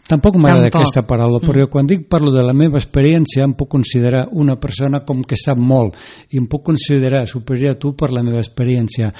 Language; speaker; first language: Catalan; non-native, local second language; Spanish